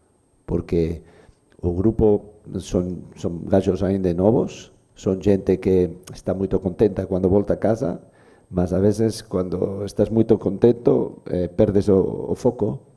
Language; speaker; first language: Portuguese; non-native, learner; Spanish